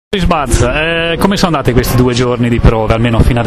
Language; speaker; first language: Italian; native; Italian